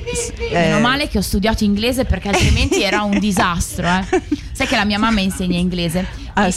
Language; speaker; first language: Italian; native; Italian